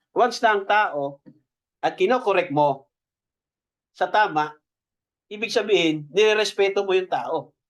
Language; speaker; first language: Filipino; native; Filipino